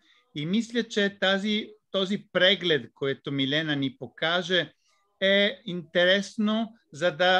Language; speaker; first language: Bulgarian; non-native, fluent; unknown